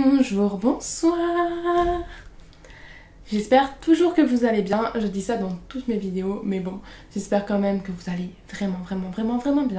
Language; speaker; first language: French; native; French